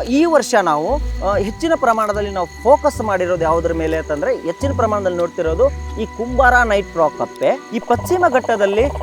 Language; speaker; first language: Kannada; native; Kannada